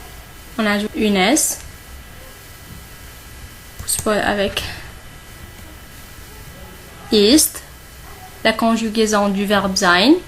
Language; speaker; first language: French; non-native, local second language; Arabic